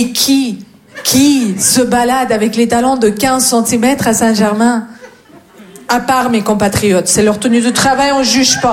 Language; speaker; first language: French; non-native, fluent; Russian